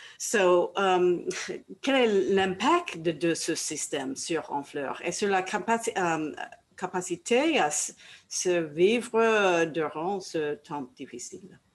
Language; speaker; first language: French; non-native, learner; English